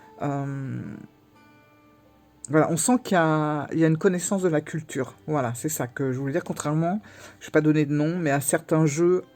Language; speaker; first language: French; native; French